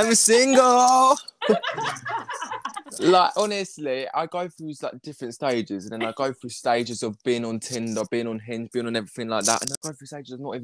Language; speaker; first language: English; native; English